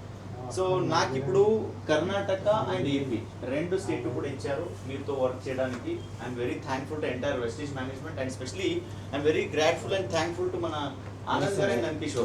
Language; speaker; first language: Telugu; non-native, learner; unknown